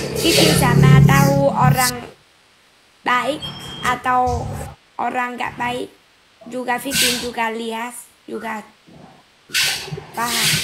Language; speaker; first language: Indonesian; non-native, learner; Vietnamese